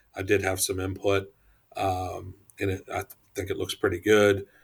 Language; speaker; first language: English; native; English